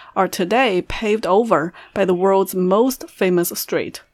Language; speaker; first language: English; non-native, fluent; Chinese